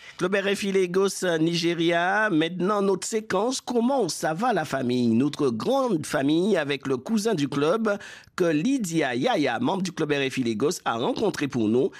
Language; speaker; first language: French; native; French